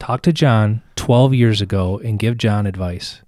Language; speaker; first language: English; native; English